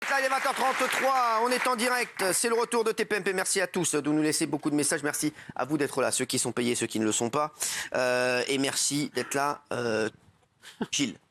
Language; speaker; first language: French; native; French